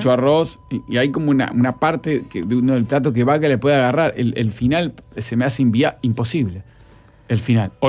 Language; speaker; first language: Spanish; native; Spanish